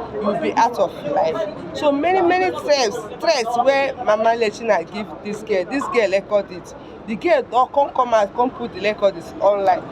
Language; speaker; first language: Nigerian Pidgin; non-native, local second language; Igbo